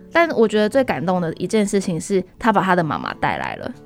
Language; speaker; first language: Chinese; native; Chinese